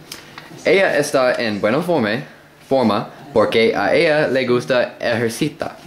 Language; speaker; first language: Spanish; non-native, learner; English